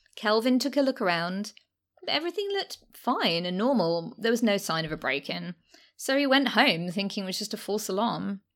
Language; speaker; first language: English; native; English